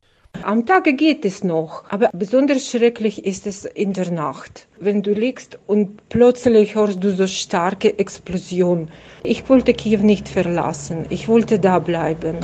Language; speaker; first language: German; non-native, fluent; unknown